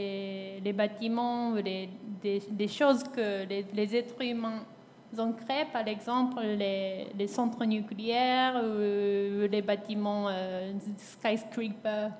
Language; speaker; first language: French; non-native, fluent; Japanese